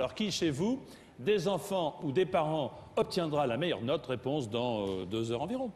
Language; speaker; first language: French; native; French